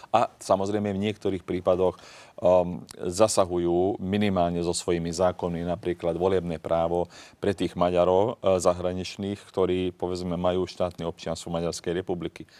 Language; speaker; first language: Slovak; non-native, local second language; Hungarian